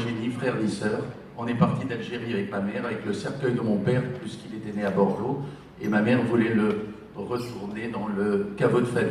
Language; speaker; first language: French; native; French